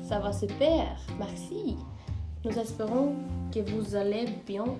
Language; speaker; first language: French; non-native, learner; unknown